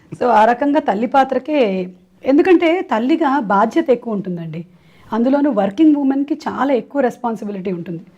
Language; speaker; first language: Telugu; non-native, local second language; Malayalam